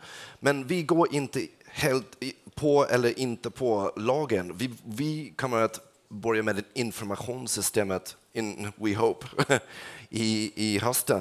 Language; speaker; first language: Swedish; non-native, fluent; English